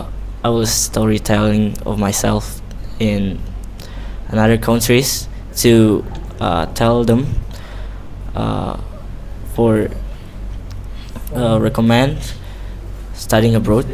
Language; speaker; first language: English; non-native, learner; Indonesian